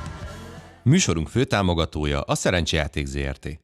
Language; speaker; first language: Hungarian; native; Hungarian